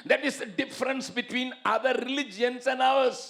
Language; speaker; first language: English; non-native, local second language; Tamil